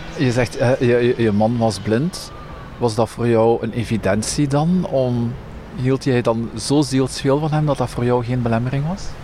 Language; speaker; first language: Dutch; native; Dutch